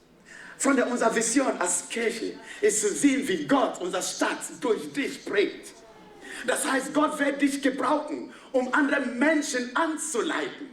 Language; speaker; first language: German; non-native, fluent; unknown